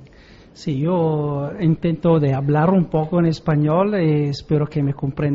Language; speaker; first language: Spanish; non-native, learner; Italian